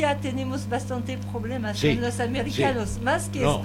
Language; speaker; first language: Spanish; non-native, learner; French